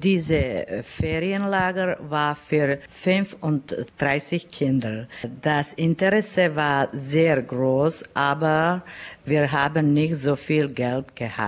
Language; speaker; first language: German; non-native, fluent; Czech